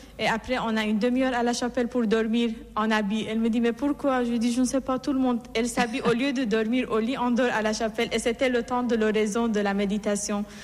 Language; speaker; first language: French; non-native, fluent; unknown